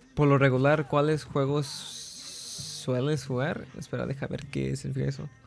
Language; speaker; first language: Spanish; early bilingual, heritage; Spanish